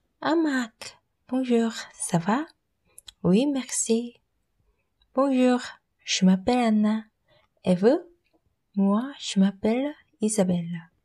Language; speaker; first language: French; non-native, learner; Korean